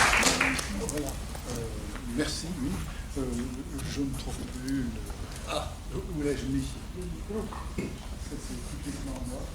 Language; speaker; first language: French; native; French